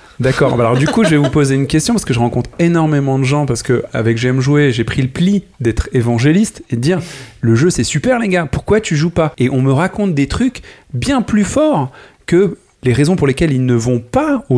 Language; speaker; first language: French; native; French